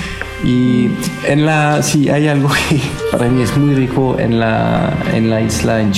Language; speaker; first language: Spanish; non-native, fluent; French